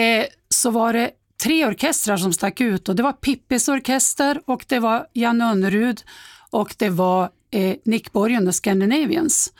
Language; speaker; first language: Swedish; native; Swedish